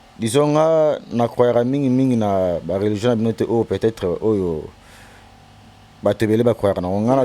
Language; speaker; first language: Lingala; non-native, local second language; Kongo